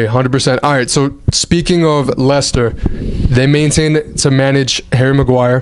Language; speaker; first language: English; native; English